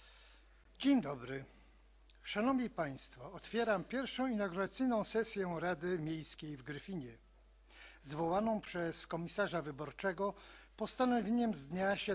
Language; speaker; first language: Polish; native; Polish